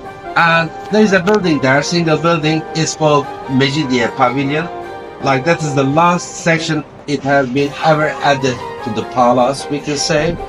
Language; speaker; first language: English; non-native, fluent; Turkish